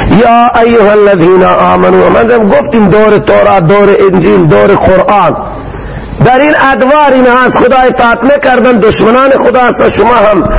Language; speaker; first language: Persian; native; Persian